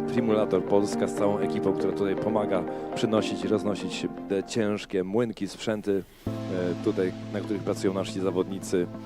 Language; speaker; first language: Polish; native; Polish